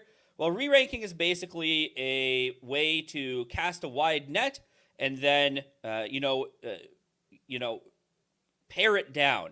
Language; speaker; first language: English; native; English